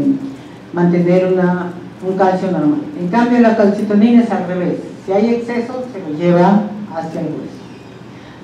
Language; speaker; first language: Spanish; native; Spanish